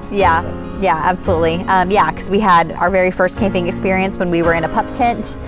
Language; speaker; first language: English; native; English